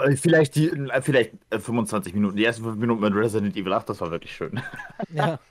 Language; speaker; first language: German; early bilingual, other home language; Ukrainian